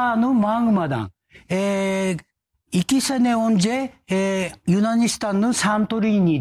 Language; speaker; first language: Turkish; non-native, learner; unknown